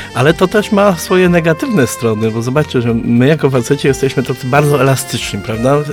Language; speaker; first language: Polish; native; Polish